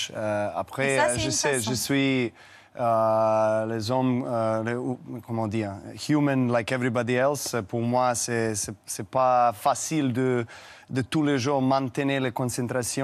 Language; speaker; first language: French; non-native, learner; Serbian